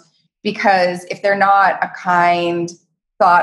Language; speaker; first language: English; native; English